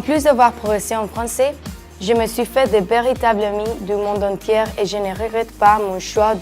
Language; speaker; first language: French; non-native, fluent; Spanish